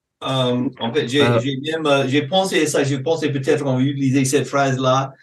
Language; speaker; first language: French; non-native, fluent; English